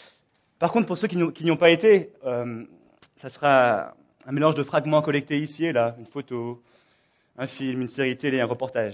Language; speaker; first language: French; native; French